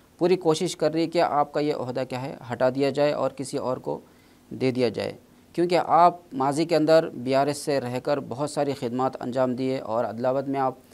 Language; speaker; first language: Urdu; native; Urdu